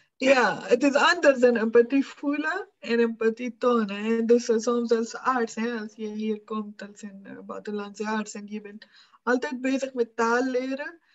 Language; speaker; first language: Dutch; non-native, fluent; Punjabi